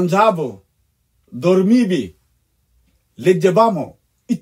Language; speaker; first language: Italian; non-native, fluent; Bangla